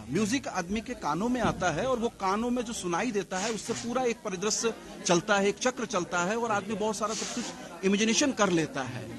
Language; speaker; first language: Hindi; native; Hindi